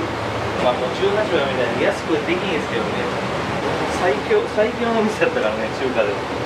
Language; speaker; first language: Japanese; native; Japanese